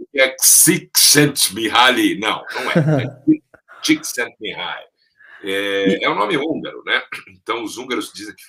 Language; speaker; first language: Portuguese; native; Portuguese